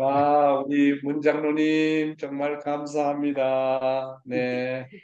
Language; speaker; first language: Korean; native; Korean